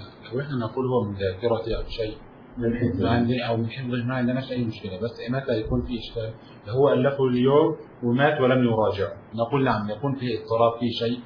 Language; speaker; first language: Arabic; native; Arabic